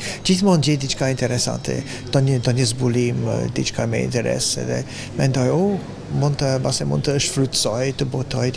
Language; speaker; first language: Albanian; non-native, fluent; English